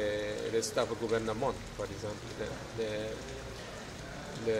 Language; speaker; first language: French; non-native, learner; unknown